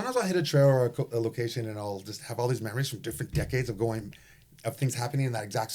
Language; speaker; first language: English; native; English